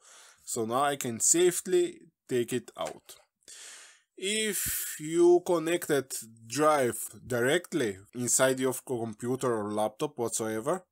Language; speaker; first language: English; non-native, fluent; Slovenian